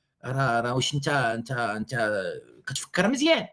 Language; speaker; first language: Arabic; native; Arabic